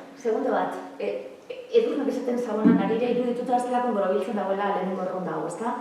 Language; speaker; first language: Basque; native; Basque